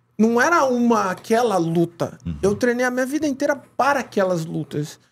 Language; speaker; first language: Portuguese; native; Portuguese